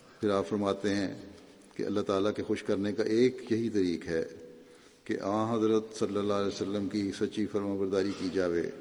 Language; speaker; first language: Urdu; native; Urdu